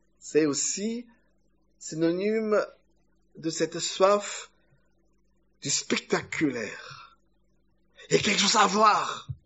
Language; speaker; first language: French; non-native, fluent; German